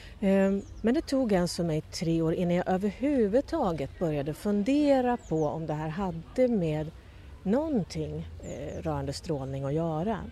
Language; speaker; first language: Swedish; native; Swedish